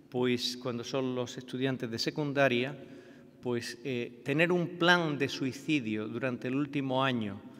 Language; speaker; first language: Spanish; native; Spanish